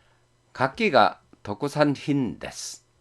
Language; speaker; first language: Japanese; non-native, fluent; Korean